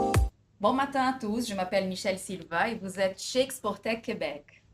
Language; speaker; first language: French; non-native, fluent; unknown